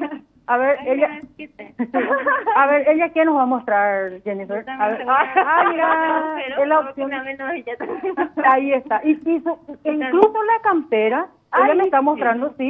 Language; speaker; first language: Spanish; native; Spanish